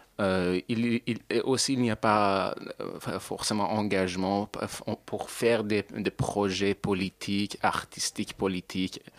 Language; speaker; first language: French; non-native, learner; Persian